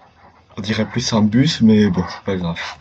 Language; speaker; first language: French; native; French